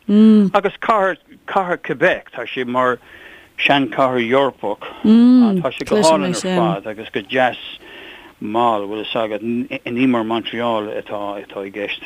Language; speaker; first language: Irish; non-native, local second language; English